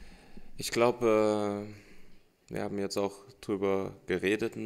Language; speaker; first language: German; early bilingual, heritage; German